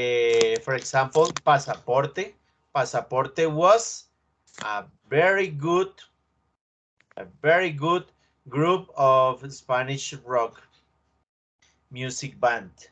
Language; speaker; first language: English; non-native, learner; Spanish